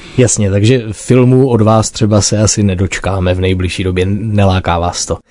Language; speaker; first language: Czech; native; Czech